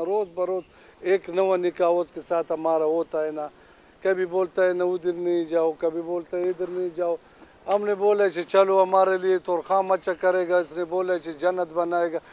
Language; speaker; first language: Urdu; non-native, local second language; Pashto